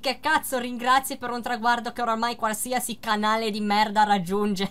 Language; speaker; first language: Italian; native; Italian